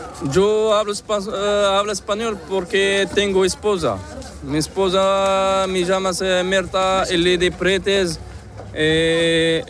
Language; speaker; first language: Spanish; non-native, learner; Arabic